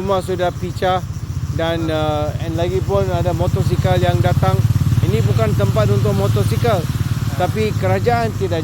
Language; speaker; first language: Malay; non-native, local second language; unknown